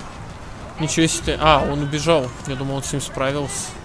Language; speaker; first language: Russian; native; Russian